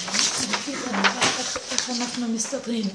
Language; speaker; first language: Hebrew; non-native, learner; English